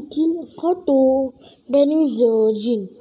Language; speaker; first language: English; non-native, local second language; Malay